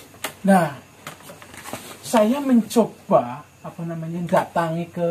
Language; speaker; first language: Indonesian; native; Indonesian